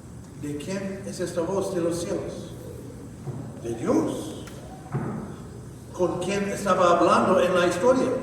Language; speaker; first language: Spanish; non-native, fluent; English